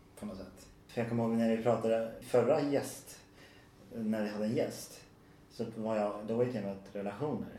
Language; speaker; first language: Swedish; native; Swedish